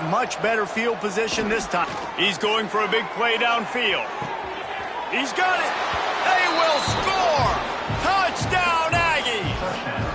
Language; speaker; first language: English; native; English